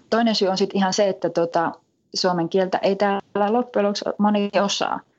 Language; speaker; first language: Finnish; native; Finnish